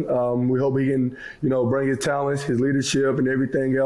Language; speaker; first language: English; native; English